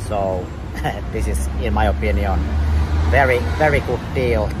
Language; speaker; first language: English; non-native, fluent; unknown